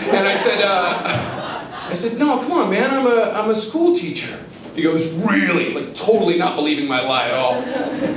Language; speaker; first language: English; native; English